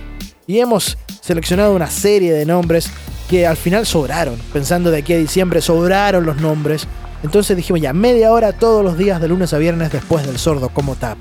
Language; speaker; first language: Spanish; native; Spanish